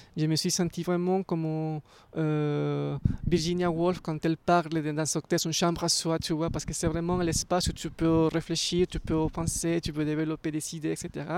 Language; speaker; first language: French; non-native, fluent; Spanish